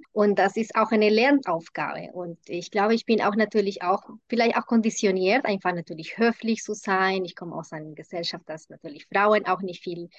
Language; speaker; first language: German; non-native, fluent; Spanish